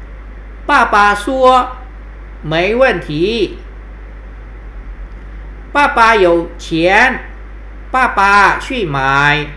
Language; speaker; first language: Chinese; non-native, fluent; Thai